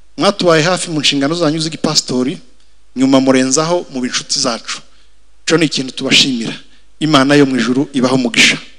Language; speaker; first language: Kinyarwanda; native; Kinyarwanda